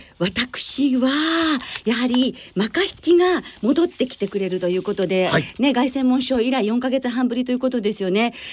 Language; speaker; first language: Japanese; native; Japanese